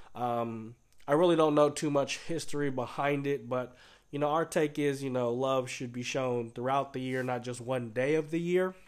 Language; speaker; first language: English; native; English